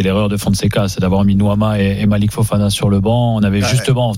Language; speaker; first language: French; native; French